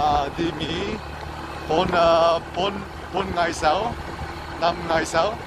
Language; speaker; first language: Vietnamese; non-native, learner; English